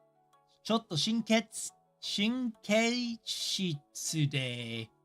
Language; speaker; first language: Japanese; non-native, learner; English